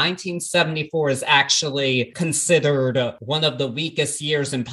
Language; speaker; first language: English; native; English